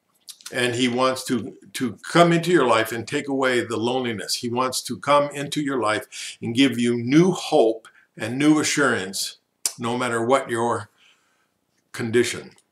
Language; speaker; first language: English; native; English